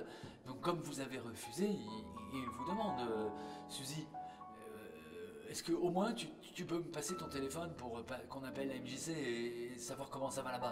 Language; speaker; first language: French; native; French